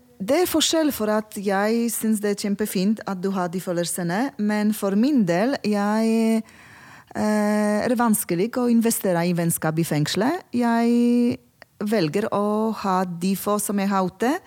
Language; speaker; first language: Norwegian; non-native, fluent; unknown